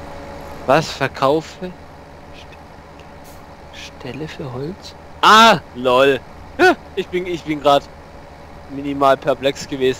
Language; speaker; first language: German; native; German